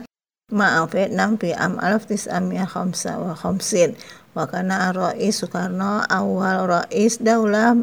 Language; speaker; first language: Arabic; non-native, learner; Indonesian